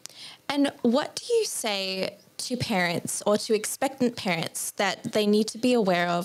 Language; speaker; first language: English; native; English